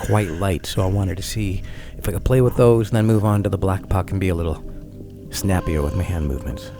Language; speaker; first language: English; native; English